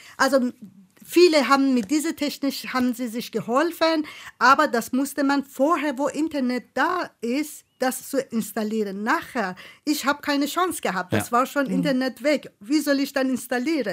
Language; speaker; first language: German; non-native, fluent; Persian